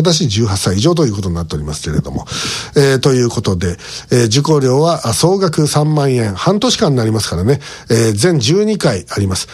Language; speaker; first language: Japanese; native; Japanese